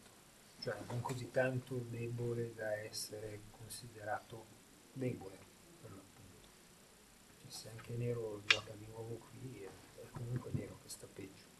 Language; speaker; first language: Italian; native; Italian